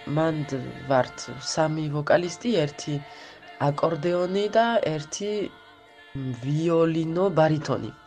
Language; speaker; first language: Georgian; non-native, fluent; French